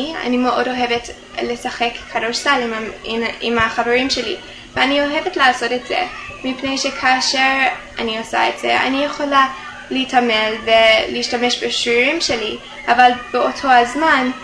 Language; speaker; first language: Hebrew; non-native, fluent; English